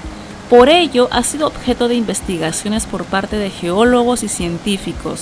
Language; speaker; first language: Spanish; native; Spanish